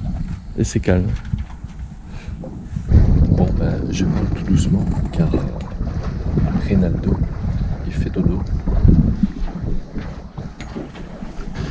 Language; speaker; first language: French; native; French